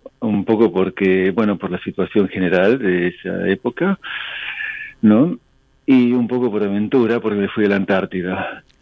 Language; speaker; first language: Spanish; non-native, local second language; English